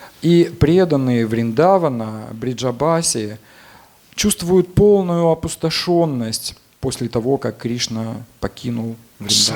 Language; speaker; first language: Russian; native; Russian